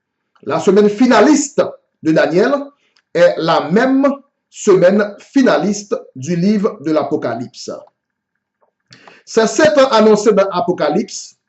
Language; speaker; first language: French; non-native, local second language; Haitian Creole